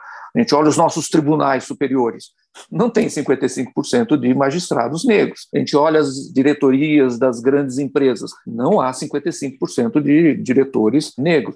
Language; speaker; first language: Portuguese; native; Portuguese